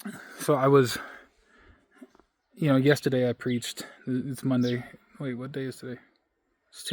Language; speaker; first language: English; native; English